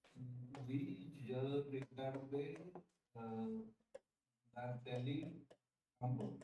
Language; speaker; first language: French; non-native, learner; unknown